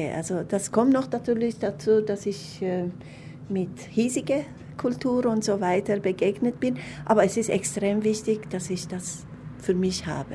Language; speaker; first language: German; non-native, fluent; Persian